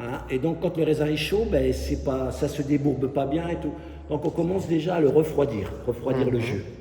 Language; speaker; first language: French; native; French